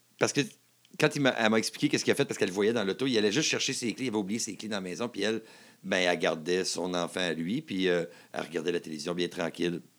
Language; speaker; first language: French; native; French